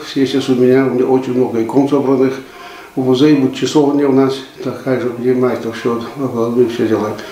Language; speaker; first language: Russian; early bilingual, heritage; Russian